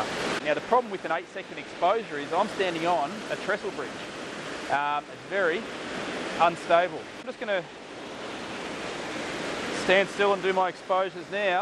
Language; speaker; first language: English; native; English